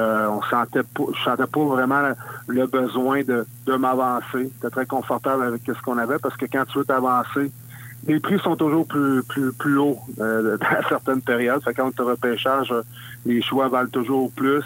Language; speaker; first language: French; native; French